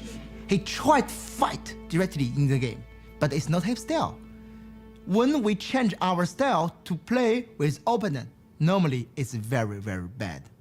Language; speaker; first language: English; non-native, learner; Chinese